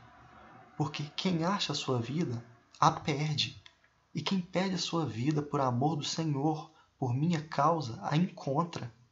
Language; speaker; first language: Portuguese; native; Portuguese